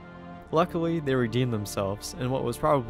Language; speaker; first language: English; native; English